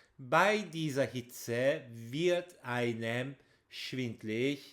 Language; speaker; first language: German; non-native, fluent; Turkish